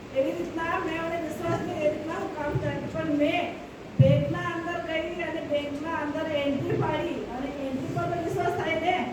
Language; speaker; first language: Gujarati; non-native, local second language; Marathi